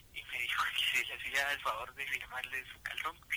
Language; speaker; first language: Spanish; native; Spanish